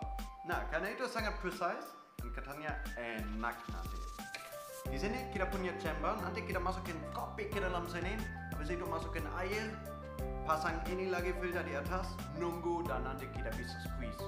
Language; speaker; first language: Indonesian; non-native, fluent; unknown